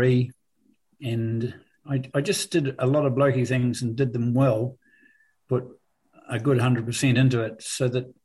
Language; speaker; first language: English; native; English